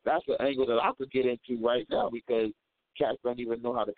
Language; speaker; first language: English; native; English